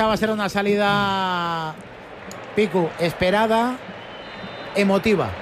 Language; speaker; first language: Spanish; native; Spanish